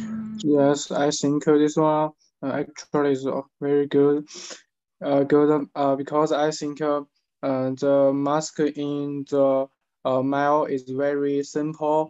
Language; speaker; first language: English; non-native, learner; Chinese